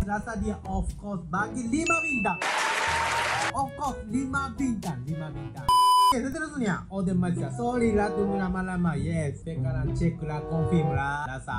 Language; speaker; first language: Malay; non-native, learner; Japanese